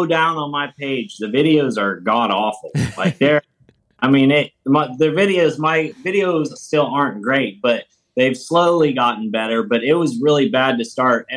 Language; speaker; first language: English; native; English